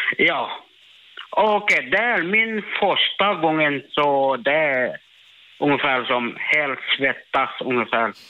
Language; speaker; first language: Swedish; non-native, learner; Burmese